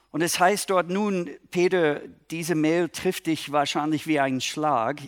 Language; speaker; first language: German; non-native, fluent; English